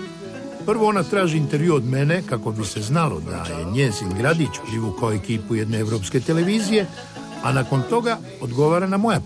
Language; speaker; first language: Croatian; native; Croatian